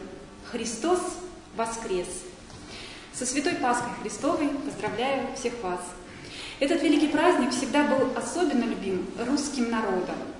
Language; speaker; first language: Russian; native; Russian